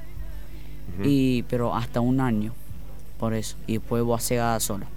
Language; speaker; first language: Spanish; non-native, learner; Arabic